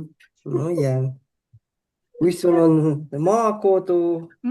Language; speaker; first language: Estonian; non-native, local second language; Russian